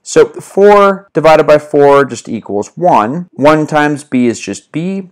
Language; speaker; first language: English; native; English